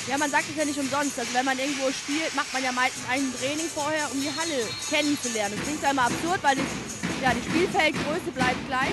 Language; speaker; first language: German; native; German